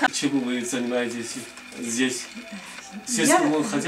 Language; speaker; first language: Russian; non-native, learner; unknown